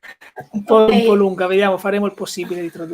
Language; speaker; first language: Italian; native; Italian